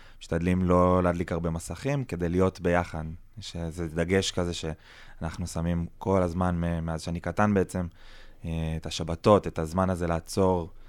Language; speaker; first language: Hebrew; native; Hebrew